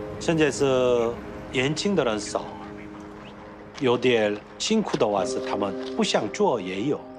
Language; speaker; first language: Chinese; non-native, learner; Korean